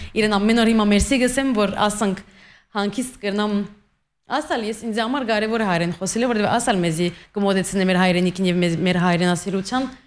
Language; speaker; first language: Armenian; early bilingual, heritage; Armenian